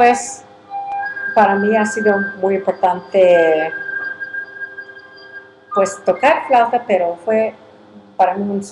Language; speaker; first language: Spanish; early bilingual, heritage; English